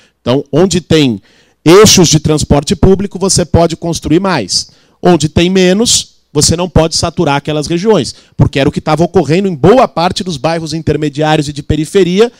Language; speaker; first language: Portuguese; native; Portuguese